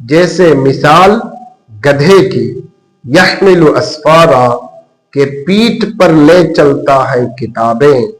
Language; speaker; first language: Urdu; non-native, local second language; Bangla